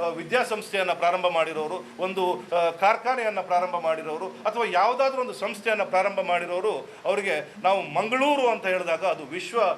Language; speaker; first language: Kannada; non-native, local second language; Tulu